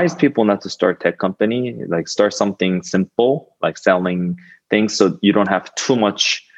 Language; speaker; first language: English; non-native, fluent; Korean